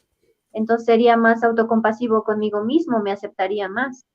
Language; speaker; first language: Spanish; native; Spanish